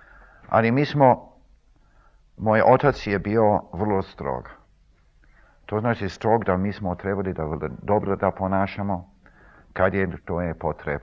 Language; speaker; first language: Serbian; early bilingual, heritage; Serbian